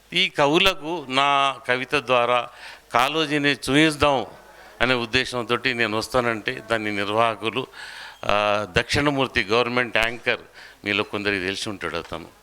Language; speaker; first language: Telugu; non-native, local second language; Urdu